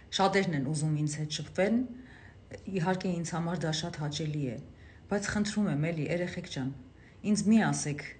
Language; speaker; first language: Armenian; native; Armenian